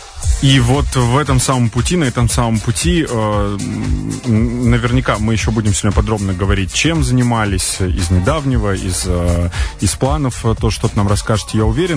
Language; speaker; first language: Russian; native; Russian